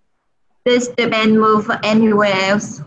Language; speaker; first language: English; non-native, learner; Vietnamese